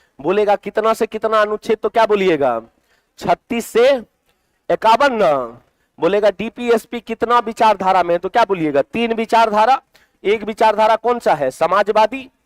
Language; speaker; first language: Hindi; native; Hindi